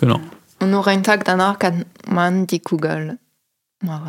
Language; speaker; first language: German; non-native, learner; French